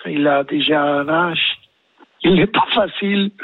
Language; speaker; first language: French; non-native, learner; Spanish